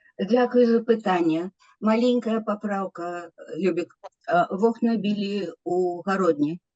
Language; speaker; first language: Belarusian; non-native, local second language; Russian